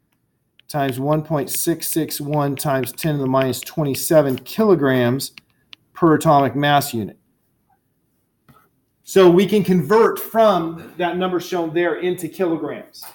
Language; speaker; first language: English; native; English